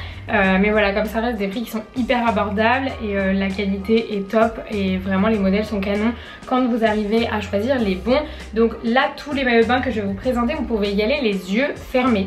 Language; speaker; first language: French; native; French